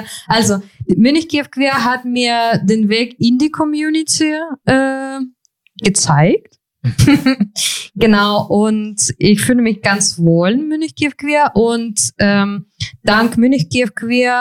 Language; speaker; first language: German; non-native, fluent; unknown